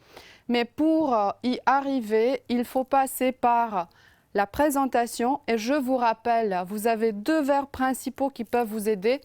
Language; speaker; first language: French; non-native, fluent; Romanian